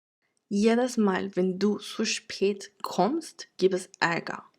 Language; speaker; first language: German; non-native, fluent; Spanish